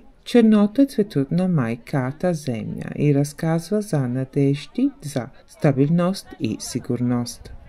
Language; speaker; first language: Bulgarian; non-native, learner; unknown